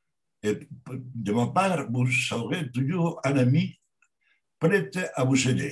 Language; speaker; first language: French; non-native, learner; Spanish